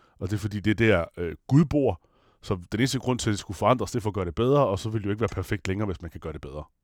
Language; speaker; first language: Danish; non-native, fluent; Italian